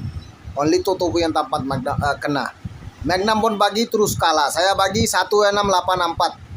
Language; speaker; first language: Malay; non-native, fluent; Bangla